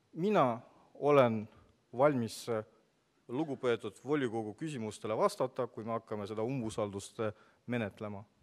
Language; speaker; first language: Estonian; non-native, local second language; Russian